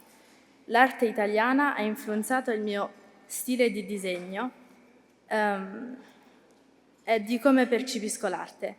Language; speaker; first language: Italian; early bilingual, heritage; Italian